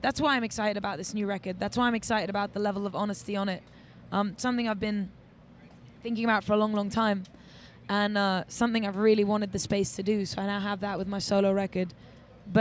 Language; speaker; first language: English; native; English